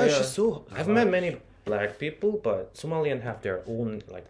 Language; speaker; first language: English; non-native, learner; Korean